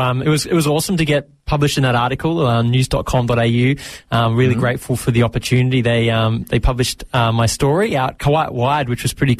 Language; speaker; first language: English; native; English